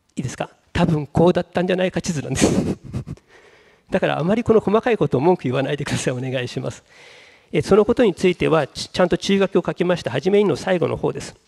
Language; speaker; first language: Japanese; native; Japanese